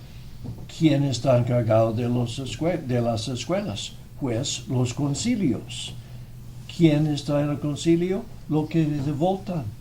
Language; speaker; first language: Spanish; non-native, fluent; English